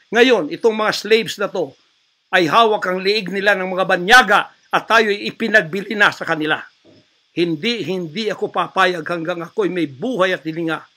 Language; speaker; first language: Filipino; non-native, local second language; Cebuano